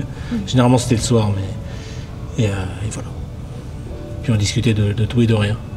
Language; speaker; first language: French; native; French